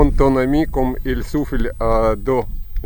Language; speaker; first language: French; non-native, learner; Lithuanian